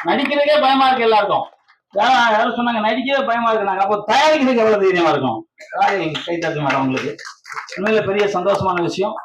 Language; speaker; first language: Tamil; native; Tamil